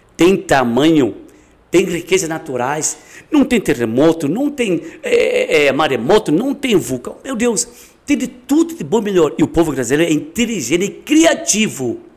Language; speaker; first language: Portuguese; non-native, fluent; Chinese